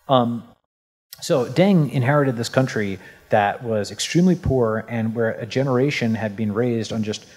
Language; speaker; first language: English; native; English